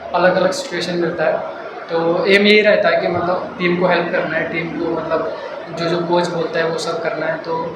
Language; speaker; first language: Hindi; non-native, local second language; Kashmiri